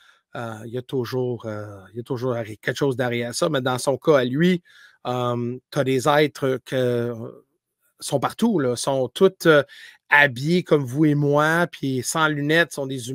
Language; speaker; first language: French; native; French